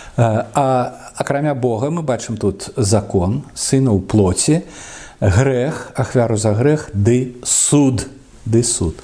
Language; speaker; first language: Belarusian; non-native, local second language; Russian